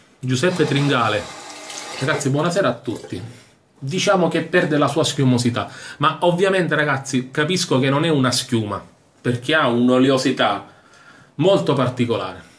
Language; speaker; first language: Italian; native; Italian